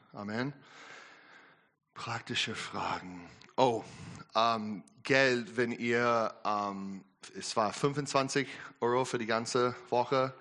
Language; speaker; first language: German; non-native, learner; English